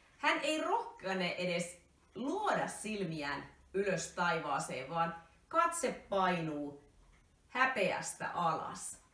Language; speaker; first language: Finnish; native; Finnish